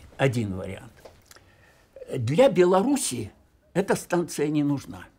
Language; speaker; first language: Russian; native; Russian